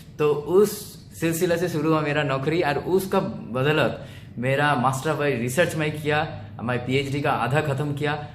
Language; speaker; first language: Hindi; non-native, local second language; Bangla